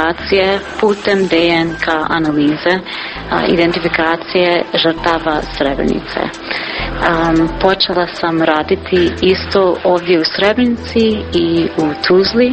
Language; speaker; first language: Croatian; non-native, learner; English